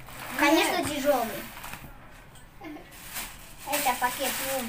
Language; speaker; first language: Russian; early bilingual, heritage; Russian